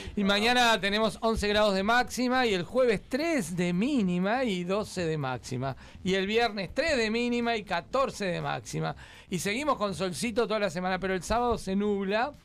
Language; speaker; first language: Spanish; native; Spanish